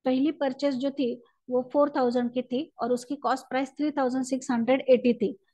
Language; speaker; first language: Hindi; non-native, local second language; Marathi